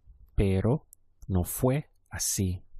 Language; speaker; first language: Spanish; non-native, fluent; English